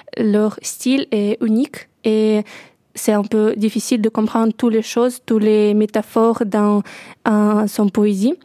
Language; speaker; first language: French; non-native, learner; Russian